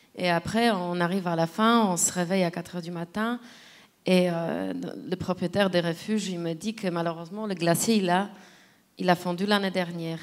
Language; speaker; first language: French; non-native, fluent; Polish